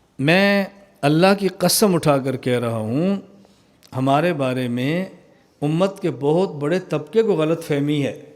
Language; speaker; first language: Urdu; non-native, local second language; Punjabi